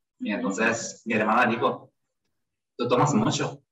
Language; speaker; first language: Spanish; non-native, learner; Japanese